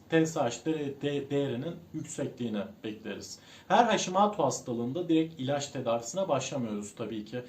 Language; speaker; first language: Turkish; native; Turkish